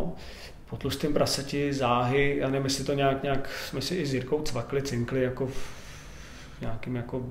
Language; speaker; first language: Czech; native; Czech